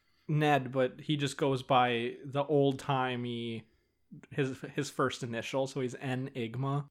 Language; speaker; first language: English; native; English